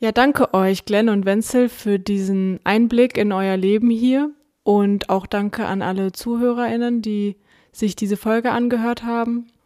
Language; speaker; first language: German; early bilingual, other home language; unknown